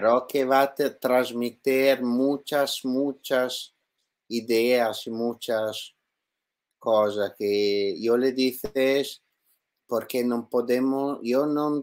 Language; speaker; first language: Spanish; non-native, learner; Italian